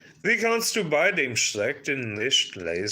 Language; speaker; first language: German; non-native, learner; English